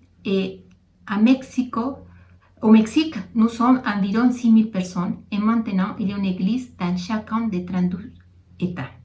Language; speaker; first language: French; non-native, fluent; Spanish